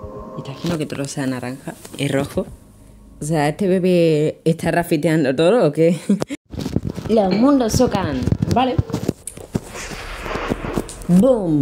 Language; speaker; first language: Spanish; native; Spanish